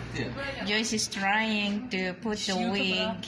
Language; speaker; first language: English; non-native, local second language; Filipino